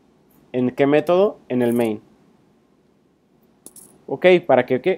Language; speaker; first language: Spanish; native; Spanish